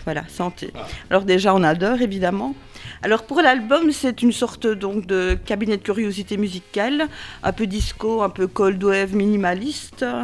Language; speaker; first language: French; native; French